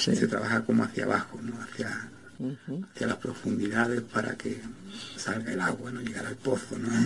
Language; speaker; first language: Spanish; native; Spanish